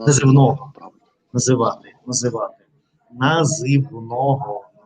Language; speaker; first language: Ukrainian; non-native, learner; Russian